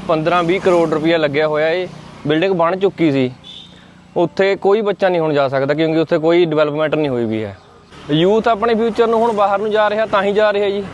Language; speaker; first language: Punjabi; native; Punjabi